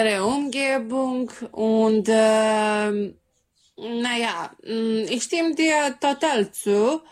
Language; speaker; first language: German; non-native, learner; Serbian